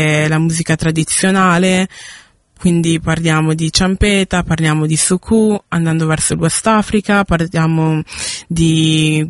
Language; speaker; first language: Italian; native; Italian